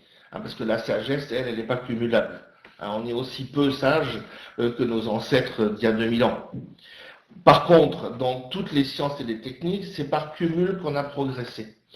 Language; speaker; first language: French; native; French